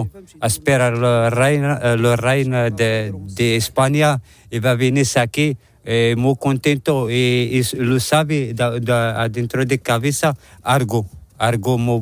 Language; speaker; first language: Spanish; non-native, learner; Arabic